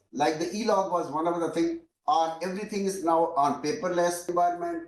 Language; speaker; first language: English; non-native, local second language; Urdu